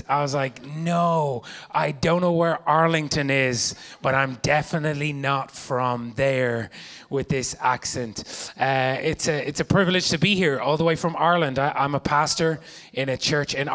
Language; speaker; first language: English; native; English